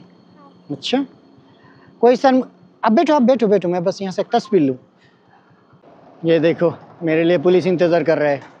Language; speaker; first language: Hindi; non-native, learner; Bangla